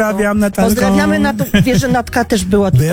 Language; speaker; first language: Polish; native; Polish